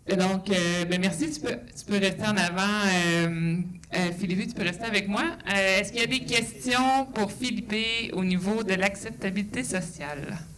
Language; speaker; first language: French; native; French